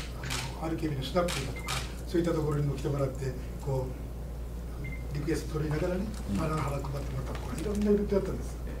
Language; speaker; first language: Japanese; native; Japanese